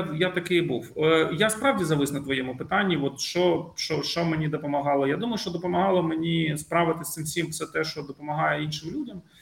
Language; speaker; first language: Ukrainian; non-native, local second language; Russian